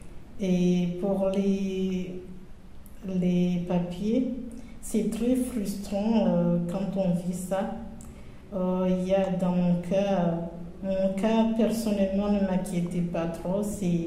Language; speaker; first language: French; non-native, local second language; Comorian